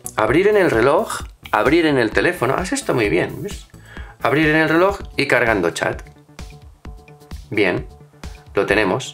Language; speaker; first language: Spanish; native; Spanish